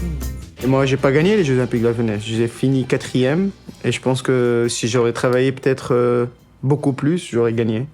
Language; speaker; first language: French; non-native, local second language; Arabic